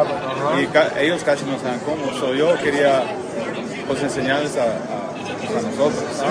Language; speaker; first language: Spanish; early bilingual, heritage; Spanish